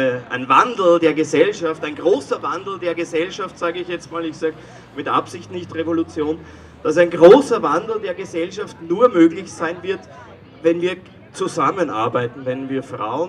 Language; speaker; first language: German; native; German